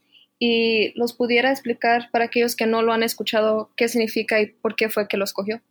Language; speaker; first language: Spanish; early bilingual, heritage; Spanish